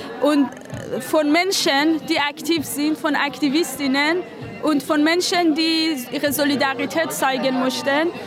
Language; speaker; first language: German; non-native, fluent; Persian